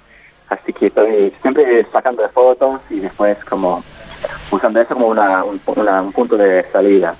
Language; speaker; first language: Spanish; non-native, fluent; English